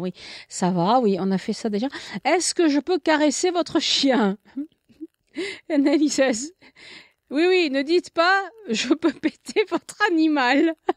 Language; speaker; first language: French; native; French